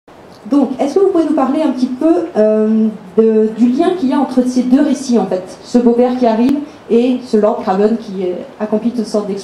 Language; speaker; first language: French; native; French